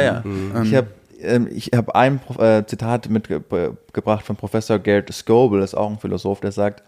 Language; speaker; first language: German; native; German